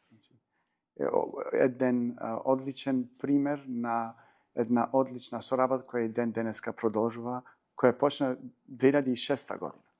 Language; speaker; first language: Macedonian; non-native, local second language; Albanian